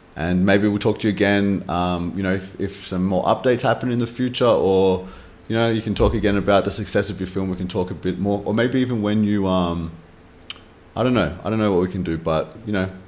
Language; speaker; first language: English; native; English